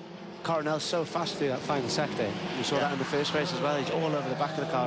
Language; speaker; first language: English; native; English